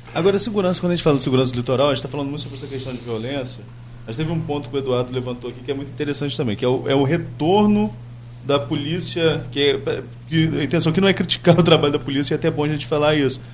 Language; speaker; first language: Portuguese; native; Portuguese